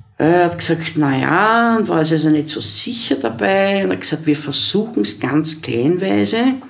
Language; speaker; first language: German; native; German